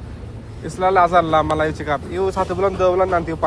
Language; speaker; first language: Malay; non-native, learner; Bangla